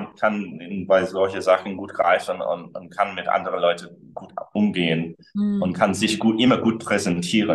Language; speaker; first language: German; early bilingual, other home language; English